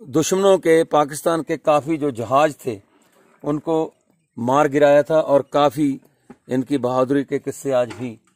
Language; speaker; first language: Hindi; non-native, local second language; Punjabi